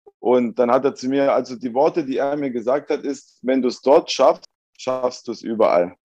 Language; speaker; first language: German; early bilingual, other home language; Italian